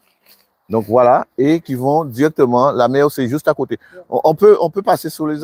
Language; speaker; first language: French; native; French